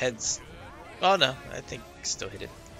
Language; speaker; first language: English; native; English